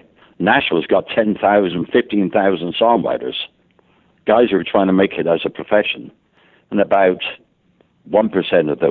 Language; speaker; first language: English; native; English